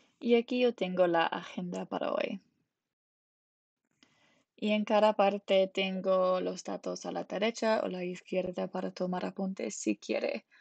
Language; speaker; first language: Spanish; non-native, learner; English